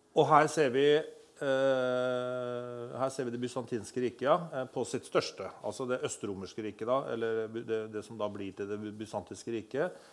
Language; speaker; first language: Norwegian; native; Norwegian